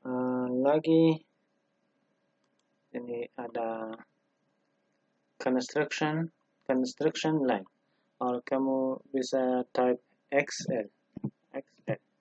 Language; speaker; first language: Indonesian; non-native, learner; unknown